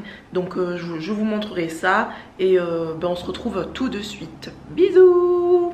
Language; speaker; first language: French; native; French